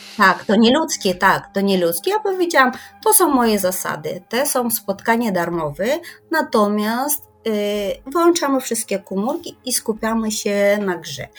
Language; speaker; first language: Polish; non-native, fluent; Kyrgyz